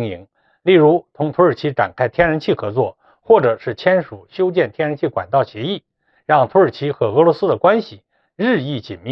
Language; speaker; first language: Chinese; native; Chinese